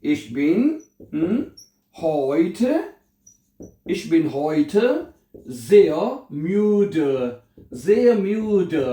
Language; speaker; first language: German; non-native, fluent; Urdu